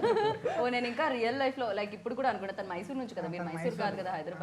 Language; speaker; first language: Telugu; native; Telugu